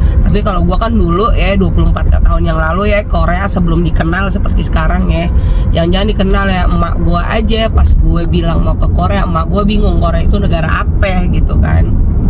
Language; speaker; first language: Indonesian; native; Indonesian